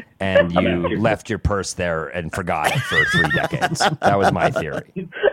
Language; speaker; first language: English; native; English